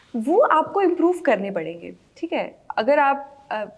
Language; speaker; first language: Hindi; native; Hindi